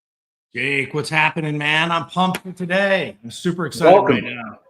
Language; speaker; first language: English; native; English